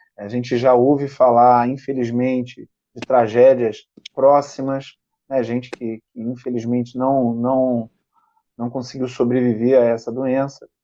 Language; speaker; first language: Portuguese; native; Portuguese